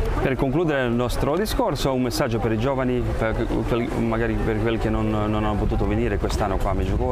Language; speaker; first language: Italian; non-native, fluent; Croatian